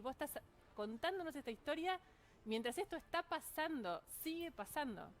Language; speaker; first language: Spanish; native; Spanish